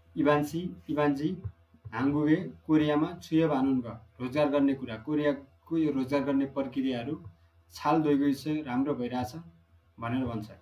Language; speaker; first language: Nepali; native; Nepali